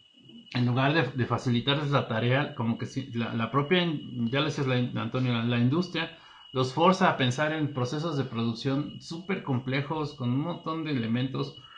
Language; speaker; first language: Spanish; native; Spanish